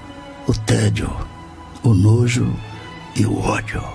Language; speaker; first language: Portuguese; native; Portuguese